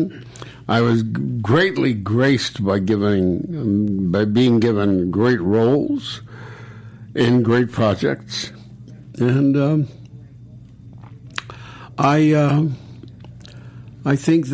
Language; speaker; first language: English; native; English